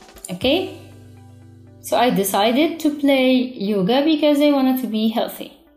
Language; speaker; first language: English; non-native, fluent; Arabic